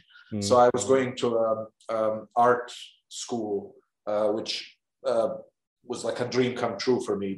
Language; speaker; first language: English; non-native, fluent; Bosnian